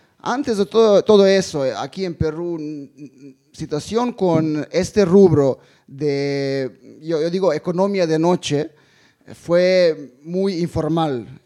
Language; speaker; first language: Spanish; non-native, fluent; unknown